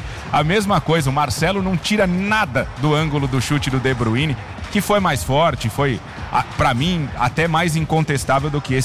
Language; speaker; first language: Portuguese; native; Portuguese